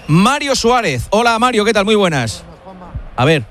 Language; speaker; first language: Spanish; native; Spanish